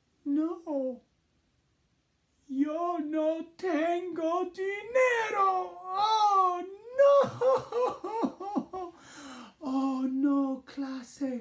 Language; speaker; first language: Spanish; non-native, fluent; English